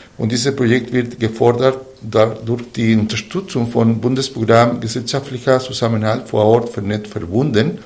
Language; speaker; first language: German; non-native, fluent; Spanish